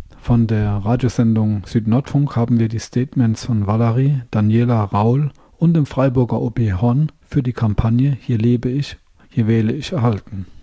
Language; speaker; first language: German; native; German